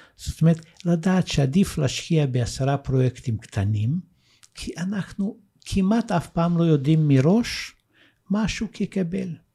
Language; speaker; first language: Hebrew; non-native, fluent; Russian